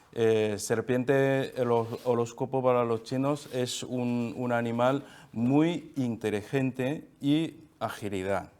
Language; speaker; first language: Spanish; non-native, learner; Chinese